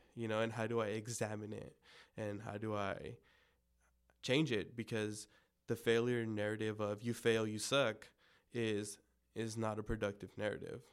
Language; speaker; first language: English; early bilingual, other home language; Spanish